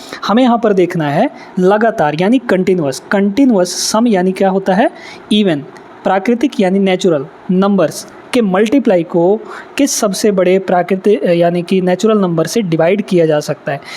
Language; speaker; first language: Hindi; native; Hindi